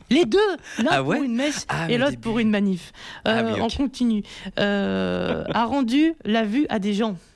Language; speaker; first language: French; native; French